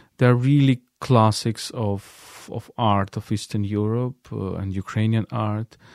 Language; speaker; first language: English; non-native, fluent; Ukrainian